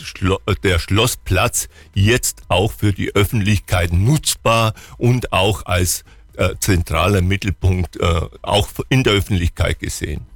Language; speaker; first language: German; native; German